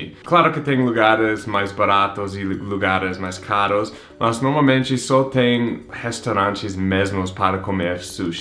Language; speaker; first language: Portuguese; non-native, fluent; English